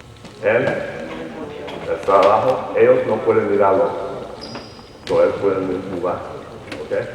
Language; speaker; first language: Spanish; early bilingual, heritage; Spanish